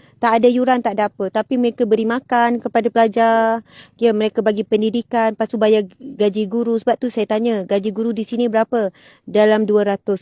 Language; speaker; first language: Malay; native; Malay